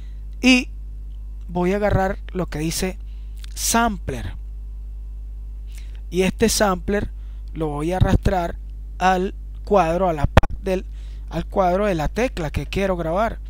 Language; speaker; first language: Spanish; native; Spanish